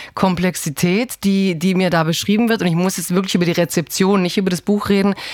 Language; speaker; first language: German; native; German